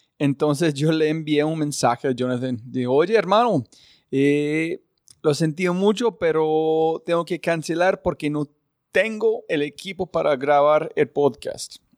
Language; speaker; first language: Spanish; non-native, fluent; English